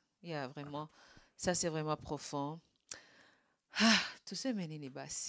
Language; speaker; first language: French; non-native, local second language; Swahili